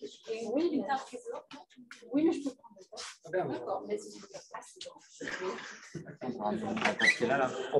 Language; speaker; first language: French; non-native, fluent; Dutch